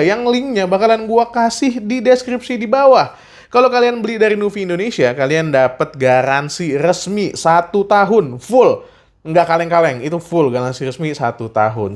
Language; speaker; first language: Indonesian; native; Indonesian